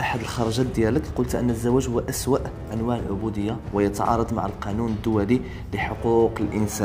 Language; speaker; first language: Arabic; native; Arabic